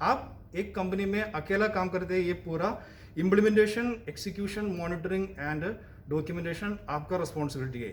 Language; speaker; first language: Hindi; non-native, local second language; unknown